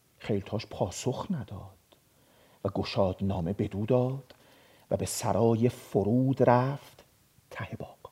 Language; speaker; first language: Persian; native; Persian